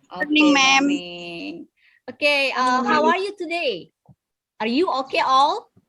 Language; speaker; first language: English; non-native, fluent; Indonesian